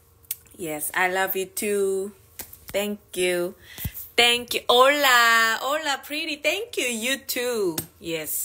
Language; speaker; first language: English; non-native, learner; Korean